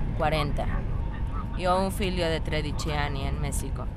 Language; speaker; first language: Italian; non-native, learner; Spanish